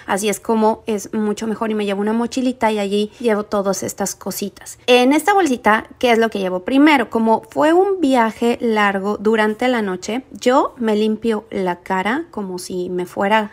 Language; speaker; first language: Spanish; native; Spanish